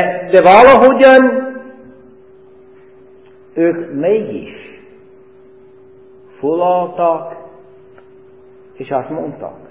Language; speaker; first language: Hungarian; non-native, fluent; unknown